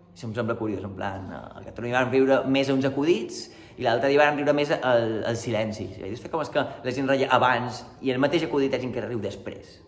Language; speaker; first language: Catalan; native; Catalan